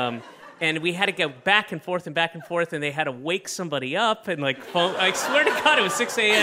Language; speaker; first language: English; native; English